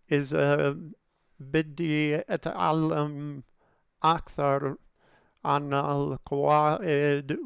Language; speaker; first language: Arabic; non-native, learner; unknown